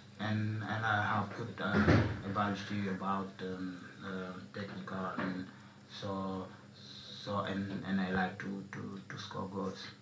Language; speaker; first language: English; non-native, learner; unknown